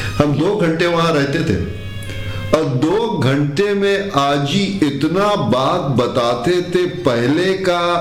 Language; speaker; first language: Hindi; early bilingual, heritage; Hindi